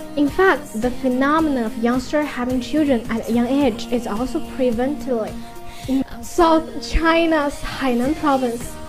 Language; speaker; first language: English; non-native, fluent; Chinese